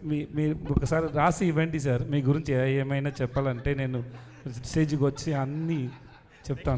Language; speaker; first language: Telugu; non-native, learner; Tamil